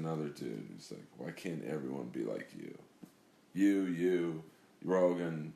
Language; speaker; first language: English; native; English